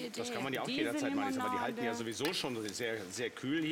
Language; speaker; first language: German; native; German